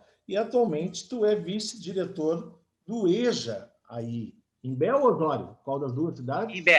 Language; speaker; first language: Portuguese; native; Portuguese